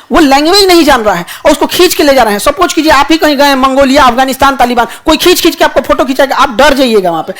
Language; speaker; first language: Hindi; native; Hindi